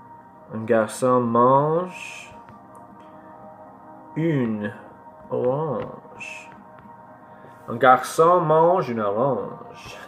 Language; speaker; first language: French; non-native, learner; English